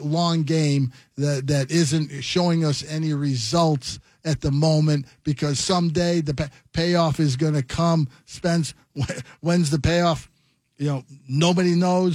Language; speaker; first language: English; native; English